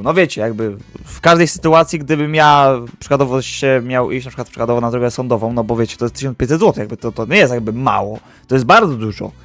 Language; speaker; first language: Polish; native; Polish